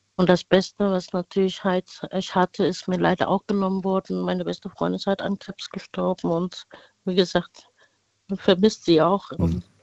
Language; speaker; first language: German; early bilingual, other home language; Vietnamese